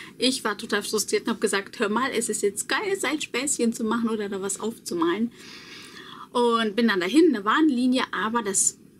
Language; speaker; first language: German; early bilingual, other home language; Polish